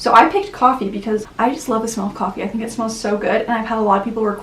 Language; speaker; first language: English; native; English